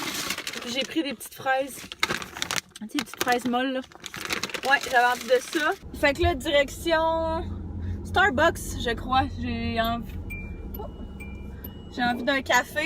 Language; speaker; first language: French; native; French